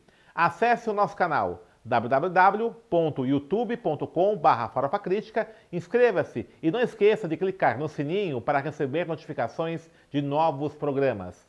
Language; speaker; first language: Portuguese; native; Portuguese